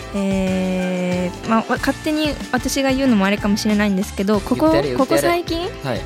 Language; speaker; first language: Japanese; native; Japanese